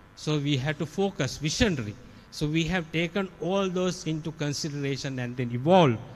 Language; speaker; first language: English; non-native, local second language; Sinhala